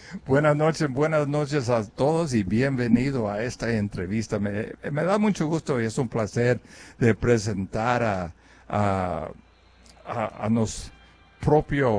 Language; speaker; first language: Spanish; early bilingual, other home language; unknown